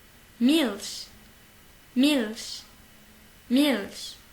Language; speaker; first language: German; non-native, learner; Arabic